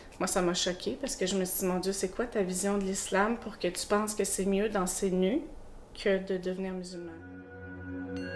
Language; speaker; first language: French; native; French